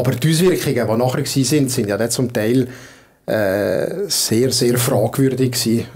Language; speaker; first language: German; native; German